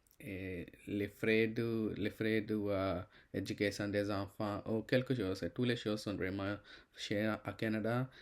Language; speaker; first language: French; non-native, learner; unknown